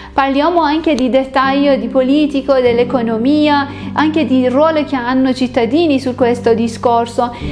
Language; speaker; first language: Italian; non-native, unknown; Persian